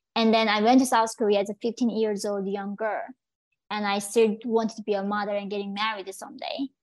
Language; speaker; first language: English; early bilingual, other home language; Korean